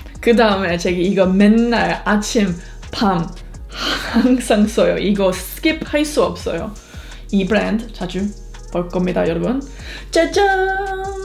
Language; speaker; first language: Korean; non-native, fluent; English